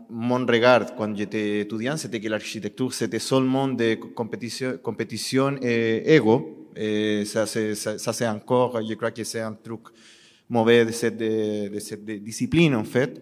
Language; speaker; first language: French; non-native, learner; Spanish